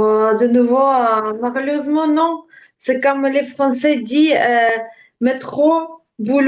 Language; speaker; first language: French; non-native, learner; Ukrainian